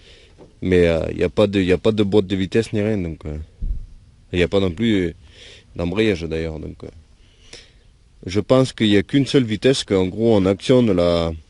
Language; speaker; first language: French; native; French